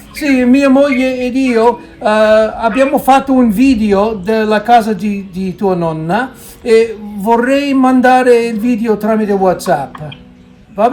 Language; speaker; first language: Italian; non-native, fluent; English